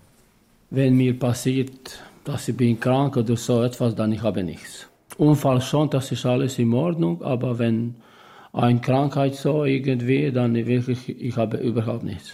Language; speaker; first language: German; non-native, learner; Albanian